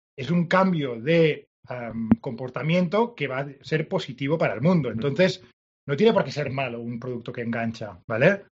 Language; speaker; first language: Spanish; native; Spanish